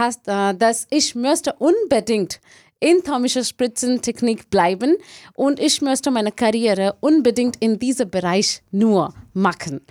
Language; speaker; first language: German; non-native, learner; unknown